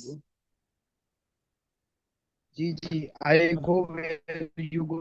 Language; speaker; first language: English; non-native, learner; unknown